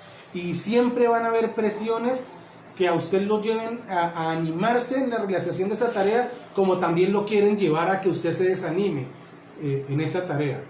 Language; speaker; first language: Spanish; native; Spanish